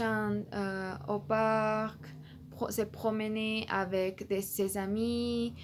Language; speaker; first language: French; non-native, learner; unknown